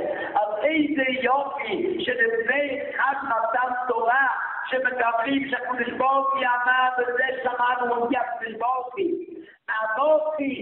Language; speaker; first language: Hebrew; non-native, fluent; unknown